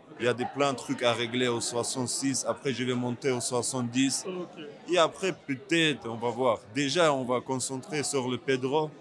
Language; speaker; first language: French; non-native, learner; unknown